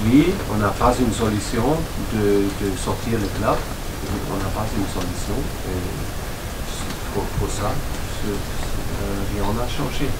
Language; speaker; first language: French; non-native, learner; German